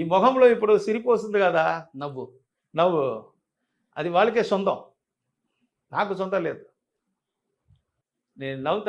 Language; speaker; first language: Telugu; non-native, local second language; Tamil